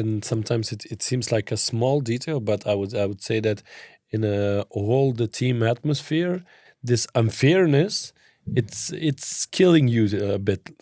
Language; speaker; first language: English; non-native, fluent; Lithuanian